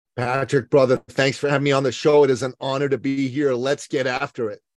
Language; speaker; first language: English; early bilingual, other home language; Persian